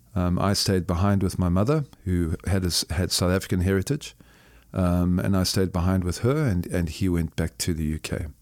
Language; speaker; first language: English; native; English